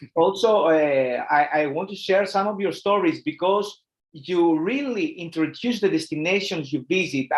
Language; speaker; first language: English; non-native, learner; Greek